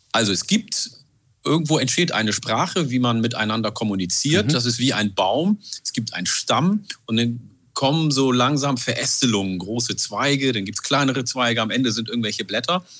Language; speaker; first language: German; non-native, fluent; Oromo